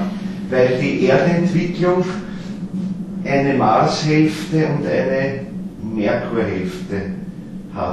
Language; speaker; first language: German; native; German